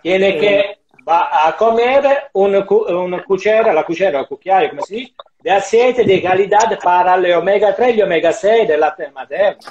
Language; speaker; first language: Spanish; non-native, learner; Italian